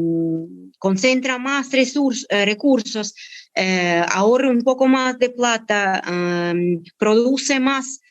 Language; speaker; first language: Spanish; non-native, fluent; Russian